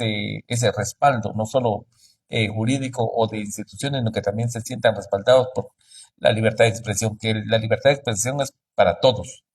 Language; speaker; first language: Spanish; native; Spanish